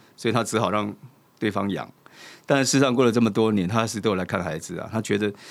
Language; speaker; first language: Chinese; native; Chinese